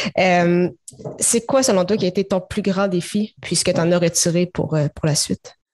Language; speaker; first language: French; native; French